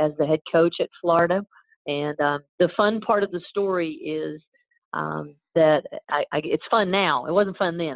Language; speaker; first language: English; native; English